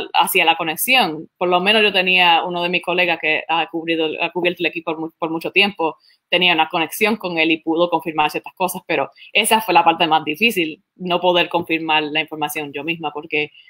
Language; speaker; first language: Spanish; early bilingual, heritage; Spanish